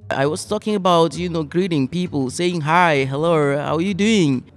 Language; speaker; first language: English; non-native, fluent; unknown